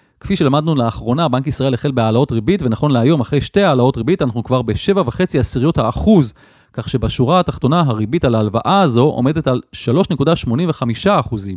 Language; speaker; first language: Hebrew; native; Hebrew